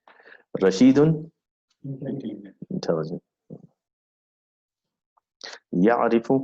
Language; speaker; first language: Arabic; non-native, fluent; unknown